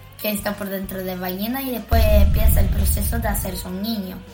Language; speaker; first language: Spanish; early bilingual, heritage; Spanish